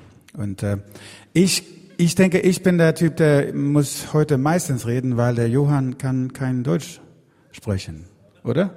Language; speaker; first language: German; non-native, fluent; Swedish